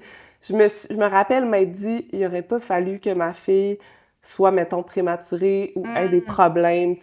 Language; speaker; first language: French; native; French